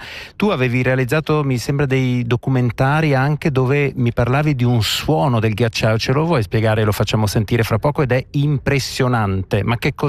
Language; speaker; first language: Italian; native; Italian